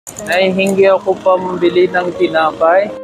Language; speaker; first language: Filipino; non-native, learner; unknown